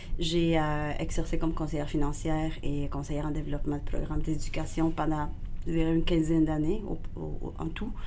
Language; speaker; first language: French; non-native, fluent; Spanish